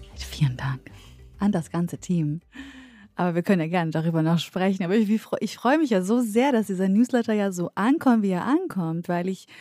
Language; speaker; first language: German; early bilingual, other home language; Central Kurdish